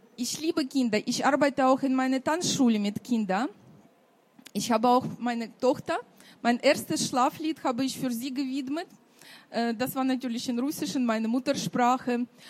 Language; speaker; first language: German; non-native, fluent; Russian